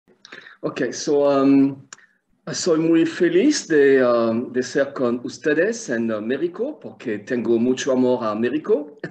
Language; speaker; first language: Spanish; non-native, fluent; French